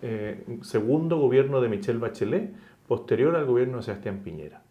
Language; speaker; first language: Spanish; native; Spanish